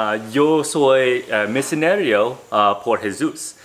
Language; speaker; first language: Spanish; non-native, learner; English